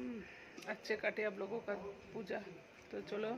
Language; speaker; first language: Hindi; non-native, local second language; Bangla